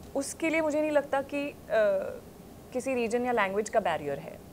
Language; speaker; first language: Hindi; non-native, local second language; Marathi